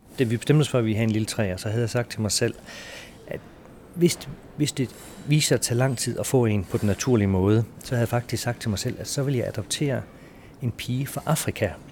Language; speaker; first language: Danish; native; Danish